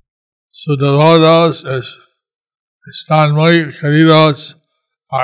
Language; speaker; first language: Spanish; non-native, learner; English